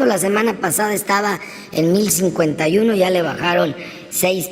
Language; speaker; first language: Spanish; native; Spanish